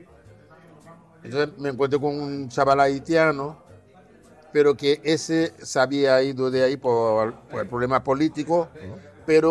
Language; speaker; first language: Spanish; non-native, fluent; Haitian Creole